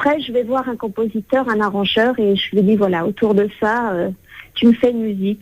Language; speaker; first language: French; native; French